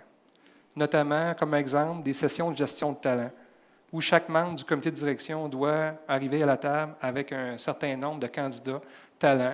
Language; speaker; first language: French; native; French